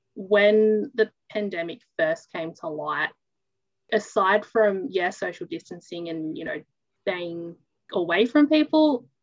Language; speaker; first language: English; native; English